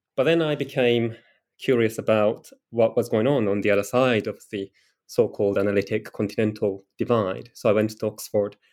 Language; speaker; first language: English; non-native, fluent; Japanese